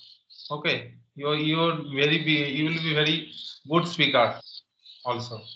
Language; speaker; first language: English; non-native, local second language; Santali